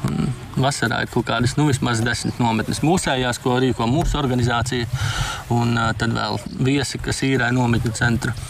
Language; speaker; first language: Latvian; native; Latvian